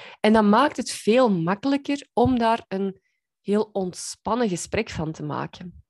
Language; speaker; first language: Dutch; native; Dutch